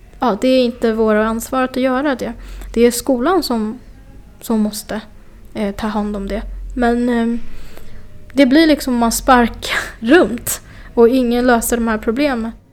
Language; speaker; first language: Swedish; non-native, fluent; Chinese